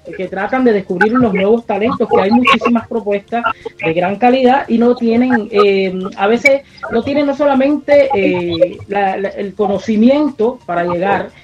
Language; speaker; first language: Spanish; native; Spanish